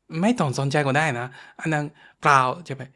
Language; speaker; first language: Thai; non-native, fluent; Japanese